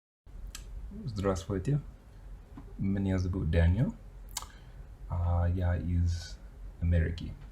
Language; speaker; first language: Russian; non-native, learner; English